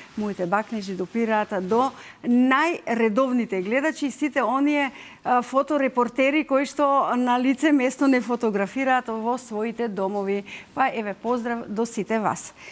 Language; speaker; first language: Macedonian; native; Macedonian